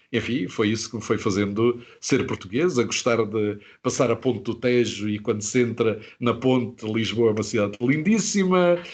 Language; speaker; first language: Portuguese; native; Portuguese